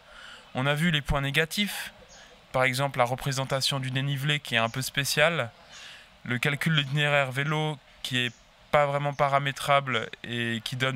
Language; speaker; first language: French; native; French